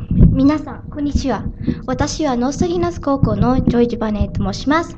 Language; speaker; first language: Japanese; non-native, learner; Filipino